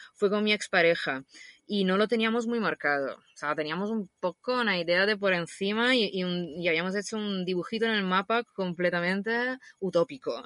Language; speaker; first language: Spanish; non-native, fluent; Italian